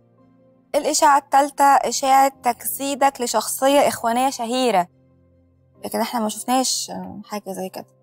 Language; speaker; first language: Arabic; native; Arabic